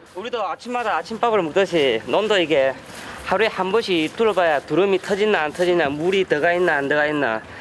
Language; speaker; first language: Korean; native; Korean